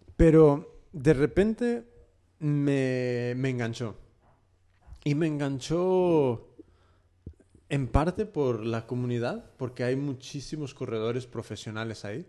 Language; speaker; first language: Spanish; early bilingual, heritage; Spanish